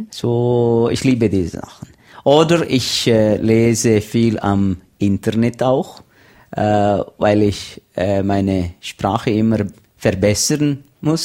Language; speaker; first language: German; non-native, learner; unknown